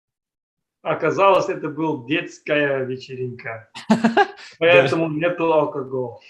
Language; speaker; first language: Russian; non-native, learner; English